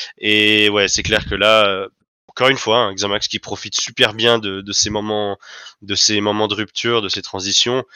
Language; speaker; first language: French; native; French